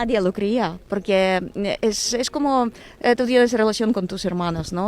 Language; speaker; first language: Spanish; non-native, fluent; Ukrainian